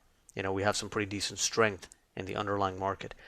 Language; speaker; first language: English; native; English